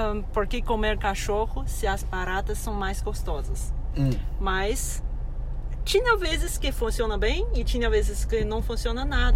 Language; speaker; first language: Portuguese; non-native, fluent; Chinese